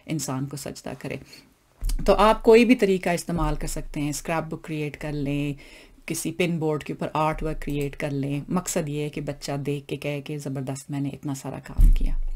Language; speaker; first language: Urdu; non-native, local second language; Punjabi